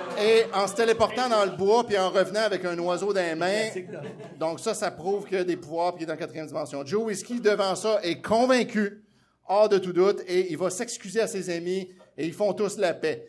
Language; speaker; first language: French; native; French